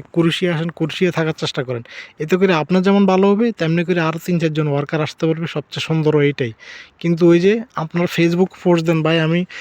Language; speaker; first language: Bangla; native; Bangla